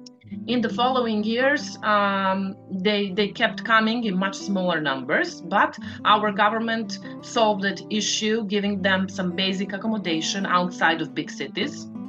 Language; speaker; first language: English; non-native, fluent; Serbian